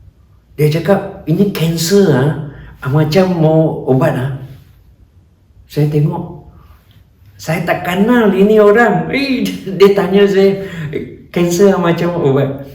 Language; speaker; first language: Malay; non-native, local second language; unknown